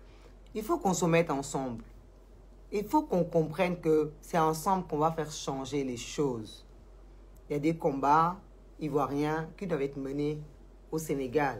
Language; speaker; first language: French; non-native, local second language; Wolof